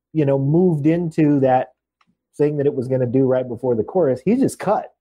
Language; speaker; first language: English; native; English